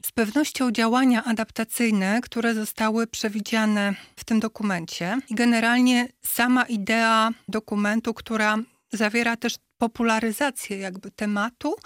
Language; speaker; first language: Polish; native; Polish